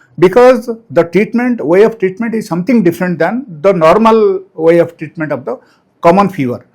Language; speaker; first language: English; non-native, local second language; Telugu